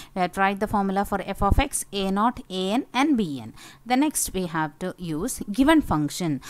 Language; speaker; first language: English; non-native, local second language; Malayalam